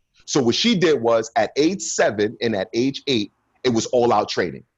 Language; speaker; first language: English; native; English